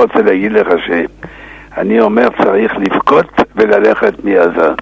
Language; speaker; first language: Hebrew; non-native, fluent; English